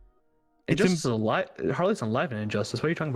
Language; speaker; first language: English; native; English